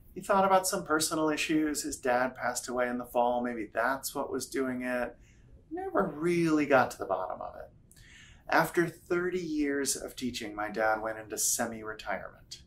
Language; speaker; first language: English; native; English